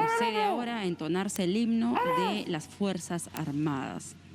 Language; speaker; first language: Spanish; native; Spanish